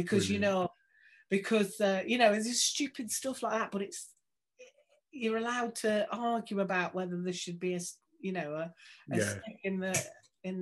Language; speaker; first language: English; native; English